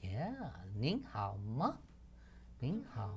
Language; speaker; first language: Chinese; non-native, fluent; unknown